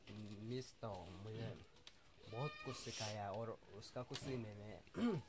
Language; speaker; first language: Hindi; non-native, local second language; Adi